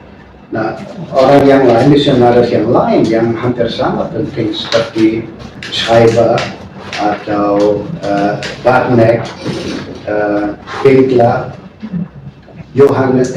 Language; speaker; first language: Indonesian; non-native, fluent; German